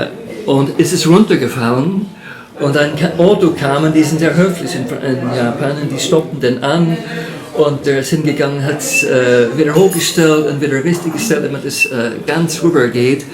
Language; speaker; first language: German; non-native, fluent; English